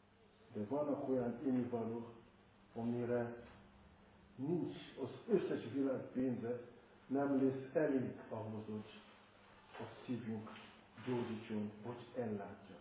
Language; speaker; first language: Hungarian; non-native, fluent; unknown